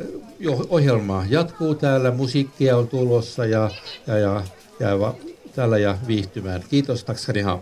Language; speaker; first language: Finnish; non-native, local second language; Swedish